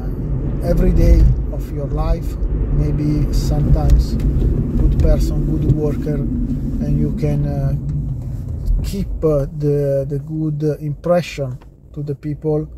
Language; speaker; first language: English; non-native, learner; Italian